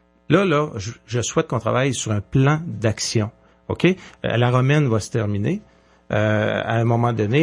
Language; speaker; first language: French; native; French